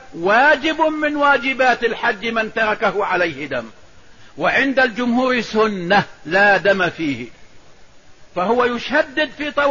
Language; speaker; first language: Arabic; native; Arabic